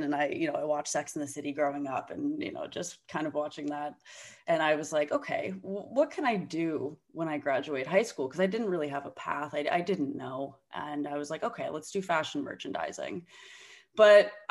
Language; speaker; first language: English; native; English